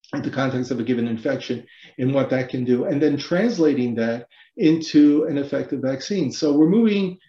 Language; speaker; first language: English; native; English